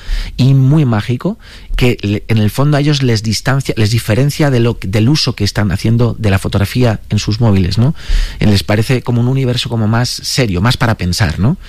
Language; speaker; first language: Spanish; native; Spanish